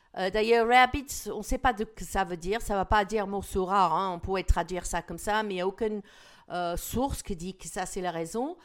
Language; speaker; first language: French; non-native, fluent; English